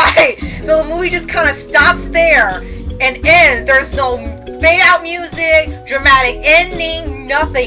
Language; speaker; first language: English; native; English